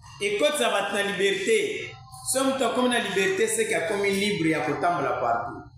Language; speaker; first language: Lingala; non-native, local second language; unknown